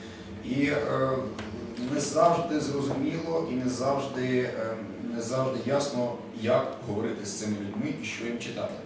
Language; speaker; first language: Ukrainian; native; Ukrainian